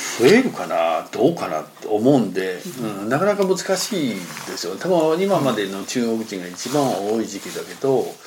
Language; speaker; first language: Japanese; non-native, fluent; Chinese